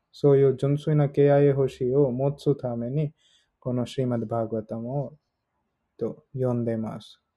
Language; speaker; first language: Japanese; non-native, learner; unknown